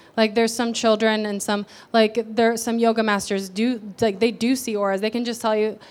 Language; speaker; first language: English; early bilingual, other home language; Spanish